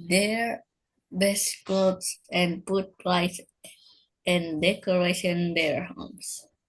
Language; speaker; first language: English; non-native, learner; Indonesian